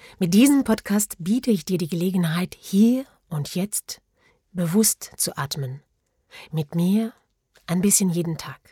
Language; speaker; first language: German; non-native, fluent; French